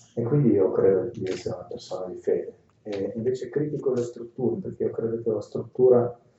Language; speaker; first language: Italian; non-native, fluent; Russian